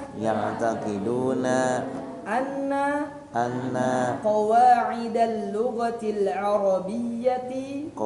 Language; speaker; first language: Arabic; non-native, fluent; Indonesian